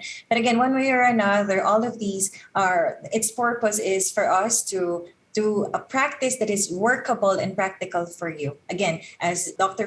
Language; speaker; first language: English; non-native, local second language; Filipino